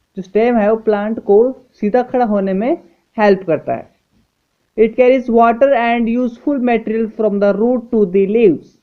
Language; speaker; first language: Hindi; native; Hindi